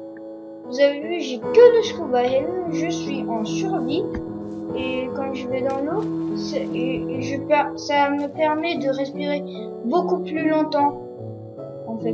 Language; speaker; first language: French; non-native, learner; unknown